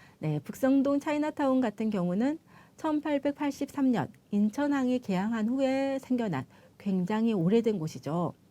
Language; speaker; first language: Korean; native; Korean